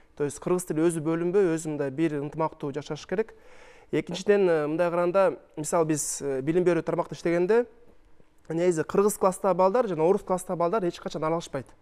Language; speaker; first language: Kyrgyz; non-native, local second language; Russian